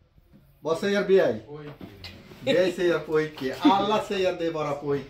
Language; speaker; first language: Swedish; non-native, fluent; Bangla